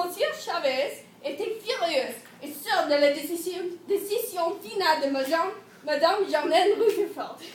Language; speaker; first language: French; non-native, learner; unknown